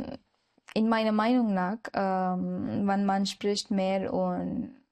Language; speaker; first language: German; non-native, learner; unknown